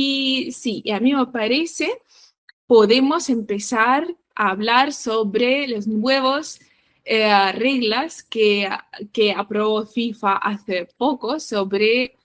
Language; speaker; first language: Spanish; non-native, fluent; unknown